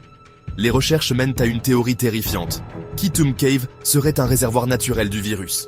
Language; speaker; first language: French; native; French